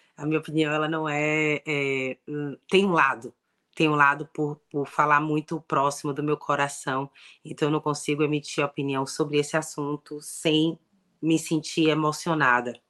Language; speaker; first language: Portuguese; native; Portuguese